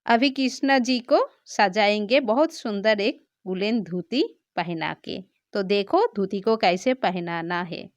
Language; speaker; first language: Hindi; non-native, local second language; Bangla